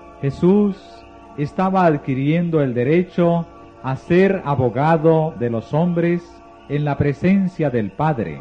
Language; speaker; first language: Spanish; native; Spanish